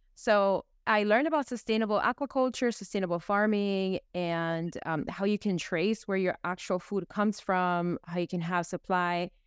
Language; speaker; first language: English; early bilingual, other home language; Spanish